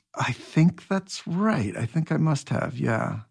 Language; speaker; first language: English; native; English